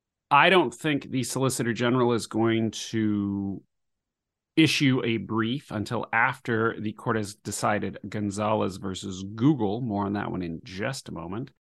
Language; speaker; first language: English; native; English